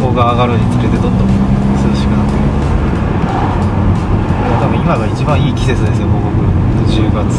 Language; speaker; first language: Japanese; native; Japanese